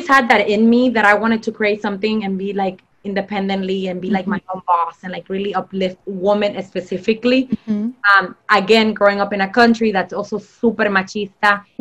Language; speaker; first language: English; non-native, fluent; Spanish